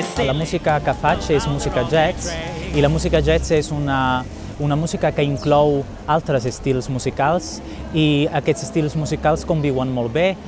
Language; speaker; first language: Catalan; non-native, fluent; Italian